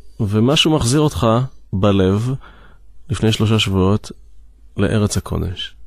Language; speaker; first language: Hebrew; native; Hebrew